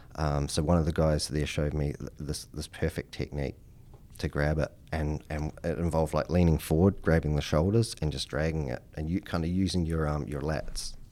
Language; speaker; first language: English; native; English